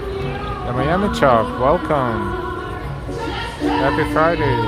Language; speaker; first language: English; non-native, fluent; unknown